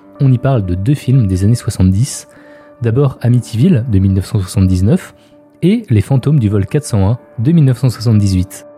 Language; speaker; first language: French; native; French